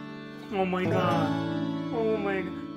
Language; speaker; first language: English; non-native, learner; Russian